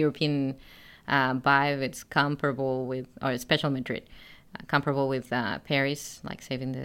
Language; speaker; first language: English; non-native, fluent; Spanish